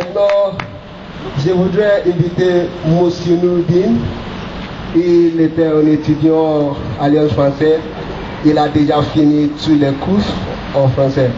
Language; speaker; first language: French; non-native, learner; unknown